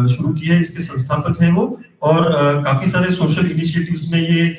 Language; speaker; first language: Hindi; non-native, local second language; Marathi